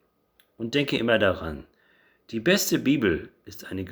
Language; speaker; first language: German; native; German